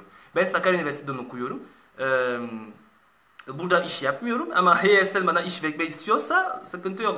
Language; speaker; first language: Turkish; non-native, learner; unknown